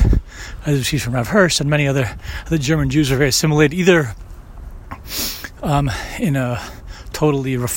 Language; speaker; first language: English; native; English